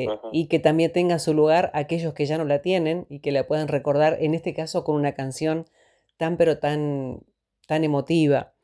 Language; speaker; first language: Spanish; native; Spanish